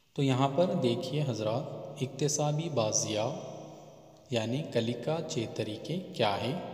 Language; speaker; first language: Urdu; native; Urdu